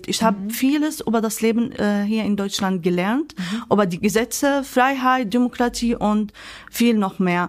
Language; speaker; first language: German; non-native, fluent; Arabic